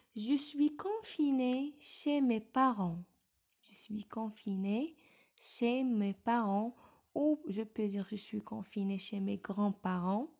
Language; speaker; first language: French; non-native, local second language; Arabic